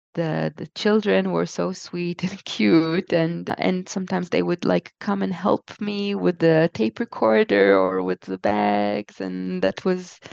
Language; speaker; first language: English; non-native, fluent; Hebrew